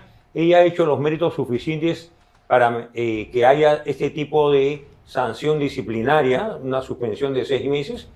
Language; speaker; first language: Spanish; native; Spanish